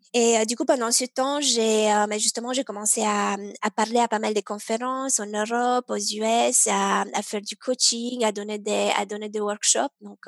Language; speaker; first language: French; non-native, fluent; Romanian